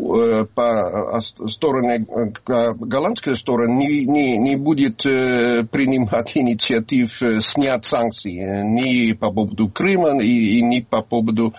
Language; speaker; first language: Russian; non-native, learner; Dutch